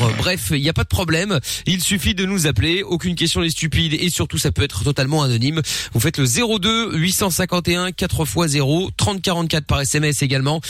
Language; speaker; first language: French; early bilingual, other home language; Portuguese